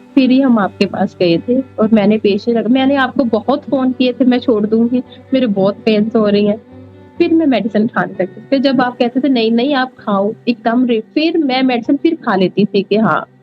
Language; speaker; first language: Hindi; non-native, local second language; Punjabi